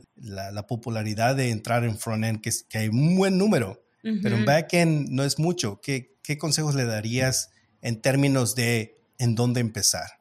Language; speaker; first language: Spanish; early bilingual, heritage; Spanish